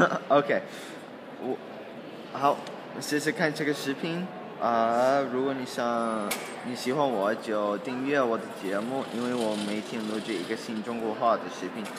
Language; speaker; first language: Chinese; non-native, learner; English